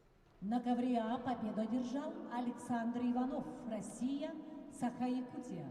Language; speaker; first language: Russian; native; Russian